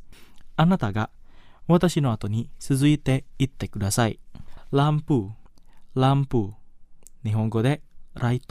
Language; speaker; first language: Japanese; non-native, fluent; Indonesian